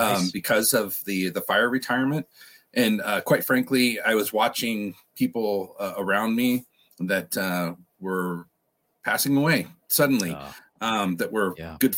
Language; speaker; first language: English; native; English